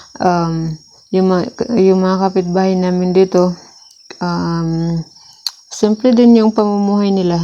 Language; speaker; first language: Filipino; non-native, local second language; Cebuano